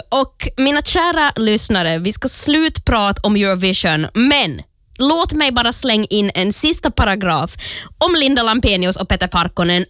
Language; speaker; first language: Swedish; native; Swedish